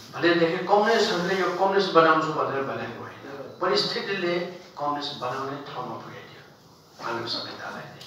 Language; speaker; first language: Nepali; non-native, local second language; Newari